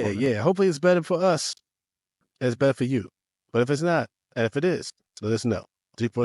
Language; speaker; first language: English; native; English